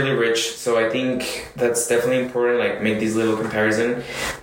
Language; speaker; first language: English; non-native, fluent; Spanish